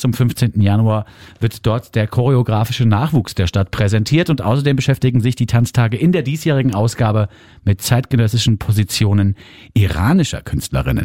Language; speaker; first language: German; native; German